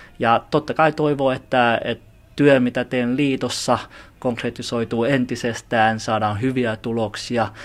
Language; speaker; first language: Finnish; early bilingual, other home language; Chinese